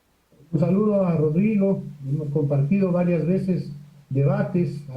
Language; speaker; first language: Spanish; native; Spanish